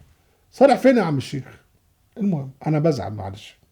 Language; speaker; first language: Arabic; native; Arabic